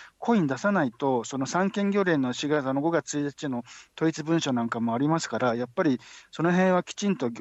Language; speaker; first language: Japanese; native; Japanese